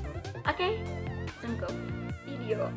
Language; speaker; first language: Indonesian; native; Indonesian